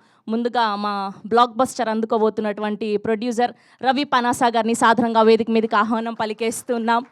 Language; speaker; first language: Telugu; native; Telugu